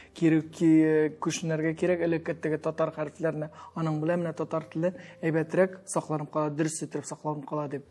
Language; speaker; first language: Tatar; early bilingual, heritage; Tatar